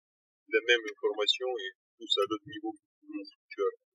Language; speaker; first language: French; non-native, learner; Russian